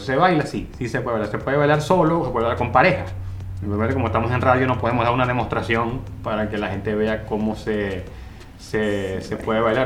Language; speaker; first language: Spanish; native; Spanish